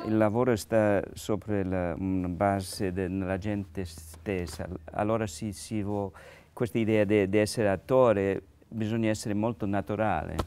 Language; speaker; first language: Italian; non-native, learner; English